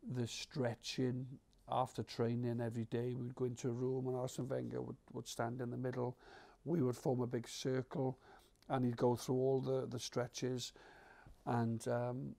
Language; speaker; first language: English; native; English